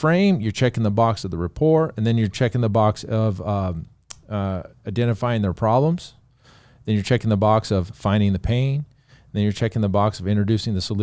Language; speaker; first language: English; native; English